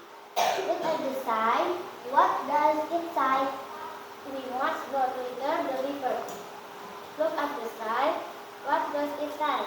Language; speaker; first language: English; non-native, learner; Indonesian